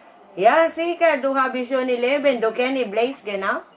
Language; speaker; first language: German; non-native, learner; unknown